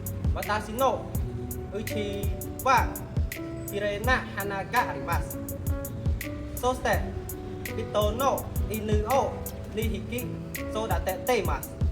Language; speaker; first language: Japanese; non-native, learner; Khmer